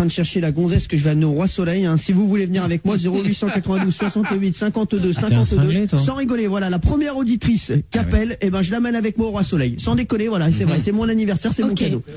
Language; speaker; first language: French; native; French